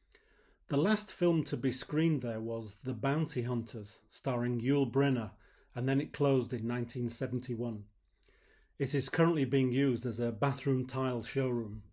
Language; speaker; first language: English; native; English